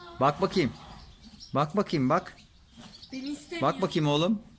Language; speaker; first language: Turkish; native; Turkish